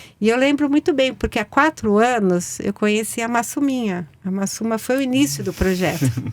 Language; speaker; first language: Portuguese; native; Portuguese